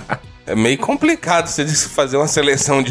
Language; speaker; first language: Portuguese; native; Portuguese